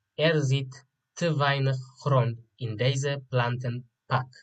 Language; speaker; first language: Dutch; non-native, fluent; Tigrinya